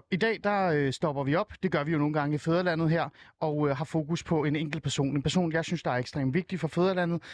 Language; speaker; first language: Danish; early bilingual, other home language; Persian